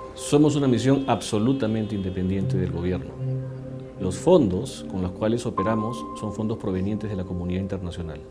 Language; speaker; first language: Spanish; native; Spanish